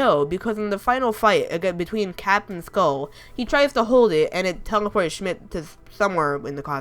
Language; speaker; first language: English; native; English